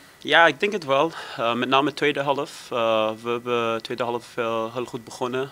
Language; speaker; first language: Dutch; non-native, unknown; Persian